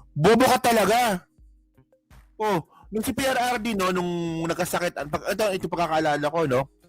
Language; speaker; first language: Filipino; native; Filipino